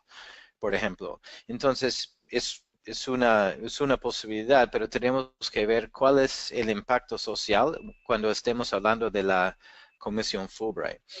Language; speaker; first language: Spanish; non-native, fluent; English